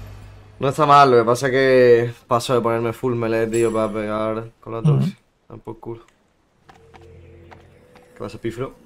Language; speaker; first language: Spanish; native; Spanish